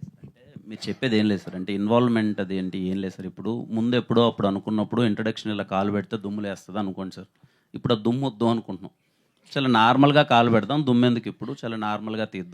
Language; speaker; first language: Telugu; native; Telugu